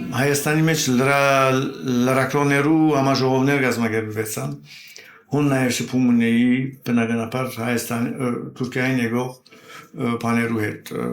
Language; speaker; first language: Armenian; early bilingual, heritage; Armenian